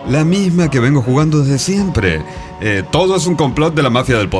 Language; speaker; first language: Spanish; native; Spanish